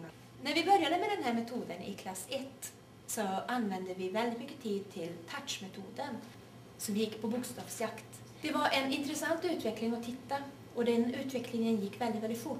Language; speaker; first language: Swedish; native; Swedish